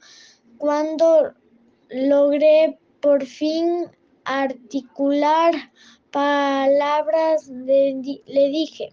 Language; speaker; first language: Spanish; non-native, learner; French